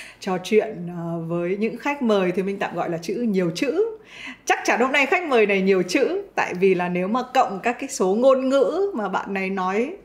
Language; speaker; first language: Vietnamese; native; Vietnamese